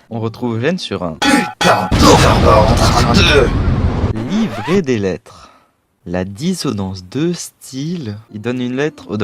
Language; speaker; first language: French; native; French